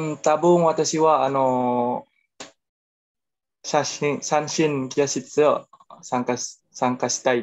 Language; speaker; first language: Japanese; non-native, learner; Indonesian